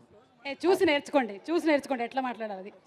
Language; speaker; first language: Telugu; native; Telugu